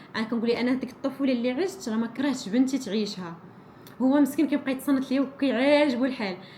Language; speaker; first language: Arabic; native; Arabic